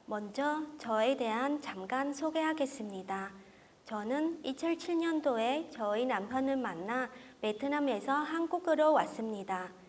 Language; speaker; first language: Korean; non-native, fluent; Vietnamese